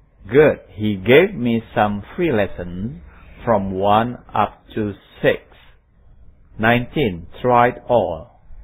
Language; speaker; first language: English; non-native, fluent; Indonesian